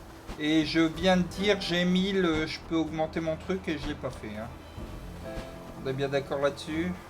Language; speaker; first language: French; native; French